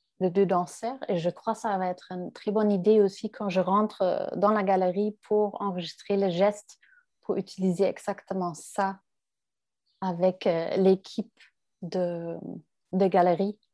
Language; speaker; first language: French; non-native, fluent; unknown